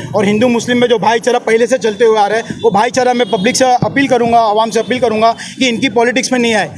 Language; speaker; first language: Hindi; native; Hindi